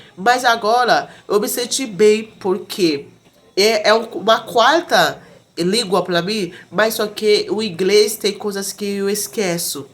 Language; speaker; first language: Portuguese; non-native, fluent; Haitian Creole